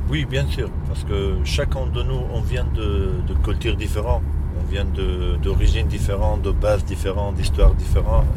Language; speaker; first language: French; non-native, fluent; Kurdish